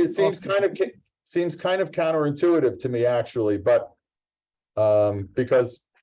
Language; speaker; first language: English; native; English